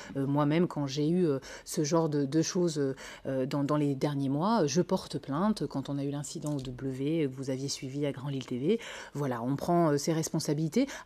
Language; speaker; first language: French; native; French